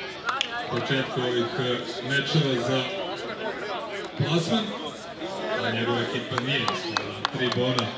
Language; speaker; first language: Croatian; native; Croatian